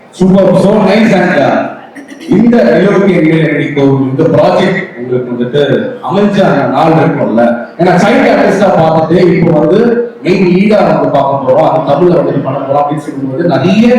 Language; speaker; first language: Tamil; native; Tamil